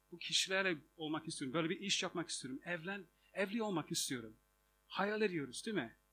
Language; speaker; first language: Turkish; non-native, fluent; English